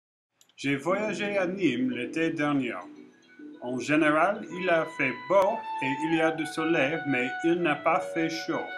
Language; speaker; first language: French; non-native, learner; English